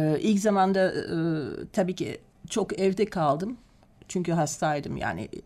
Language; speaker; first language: Turkish; non-native, fluent; Dutch